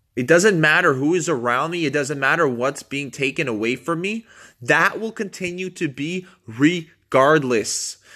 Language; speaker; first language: English; native; English